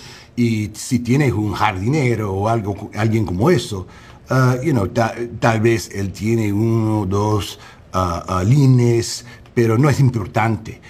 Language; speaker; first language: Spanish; non-native, learner; English